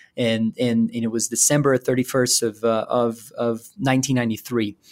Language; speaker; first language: English; non-native, fluent; Portuguese